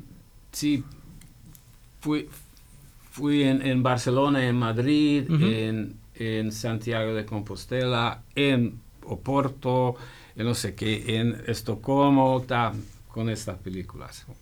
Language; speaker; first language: Spanish; non-native, fluent; Hungarian